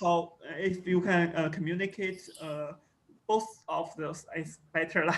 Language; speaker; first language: English; non-native, local second language; Chinese